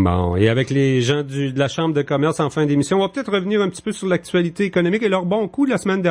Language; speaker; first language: French; native; French